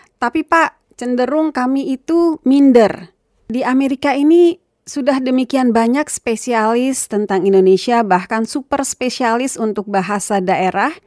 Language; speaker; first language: Indonesian; native; Indonesian